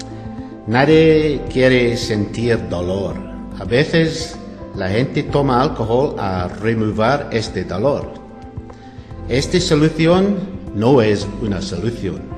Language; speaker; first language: Spanish; non-native, learner; English